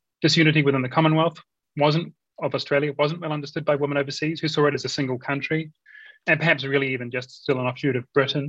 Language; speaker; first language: English; native; English